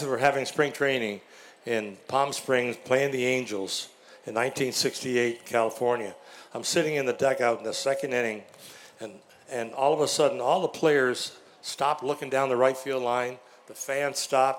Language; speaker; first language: English; native; English